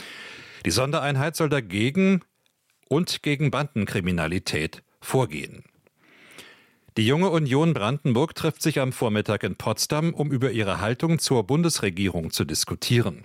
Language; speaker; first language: German; native; German